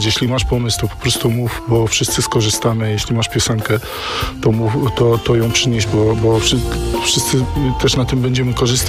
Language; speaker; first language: Polish; native; Polish